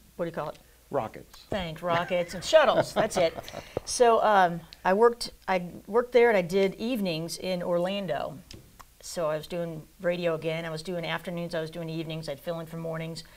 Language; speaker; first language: English; native; English